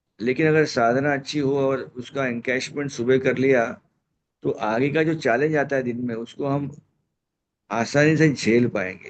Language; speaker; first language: Hindi; non-native, local second language; Marathi